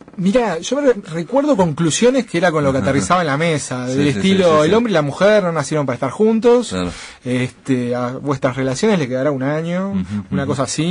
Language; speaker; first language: Spanish; native; Spanish